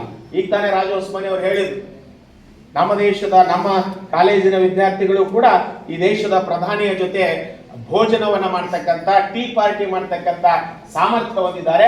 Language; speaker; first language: Kannada; native; Kannada